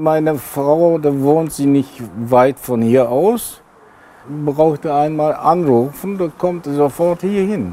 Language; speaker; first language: German; non-native, learner; Turkish